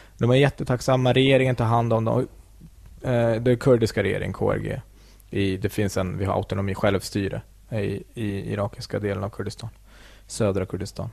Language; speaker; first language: Swedish; early bilingual, other home language; Kurdish